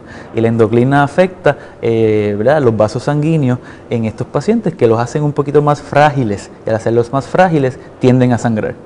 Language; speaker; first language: Spanish; native; Spanish